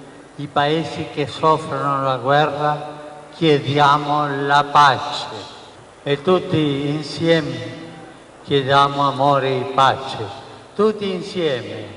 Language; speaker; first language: Italian; non-native, fluent; Spanish